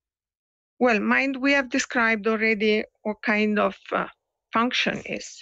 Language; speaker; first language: English; non-native, fluent; Italian